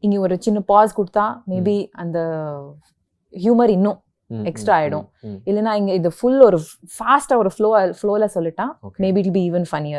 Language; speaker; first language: Tamil; non-native, local second language; Kannada